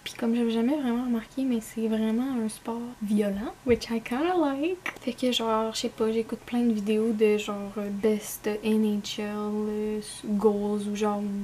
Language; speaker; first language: French; native; French